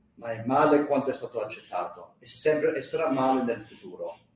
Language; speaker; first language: Italian; non-native, fluent; English